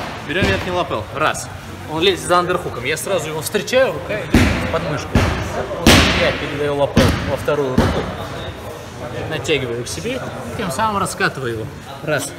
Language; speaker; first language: Russian; native; Russian